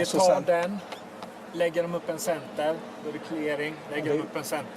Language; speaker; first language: Swedish; native; Swedish